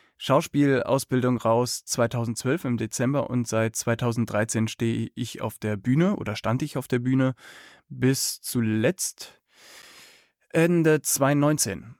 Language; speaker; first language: German; native; German